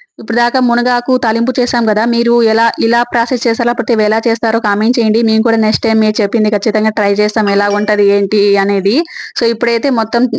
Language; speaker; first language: Telugu; native; Telugu